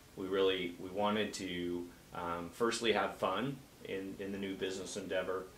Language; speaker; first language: English; native; English